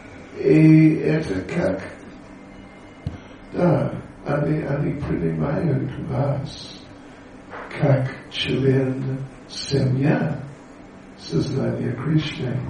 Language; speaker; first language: Russian; non-native, learner; English